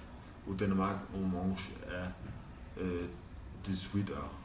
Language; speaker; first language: French; non-native, learner; Danish